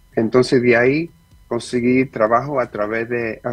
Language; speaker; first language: Spanish; early bilingual, heritage; Spanish